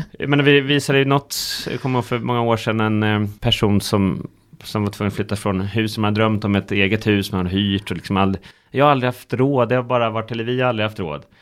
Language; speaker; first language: Swedish; native; Swedish